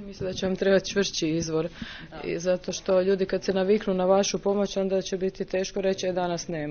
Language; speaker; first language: Croatian; native; Croatian